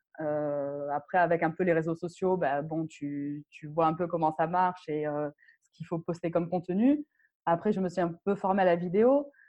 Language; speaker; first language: French; non-native, local second language; Arabic